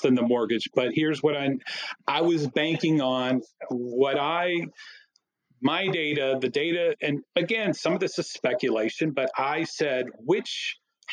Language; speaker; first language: English; native; English